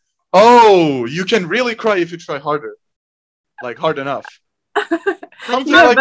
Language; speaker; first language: English; non-native, fluent; Turkish